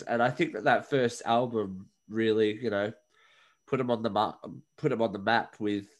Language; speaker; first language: English; native; English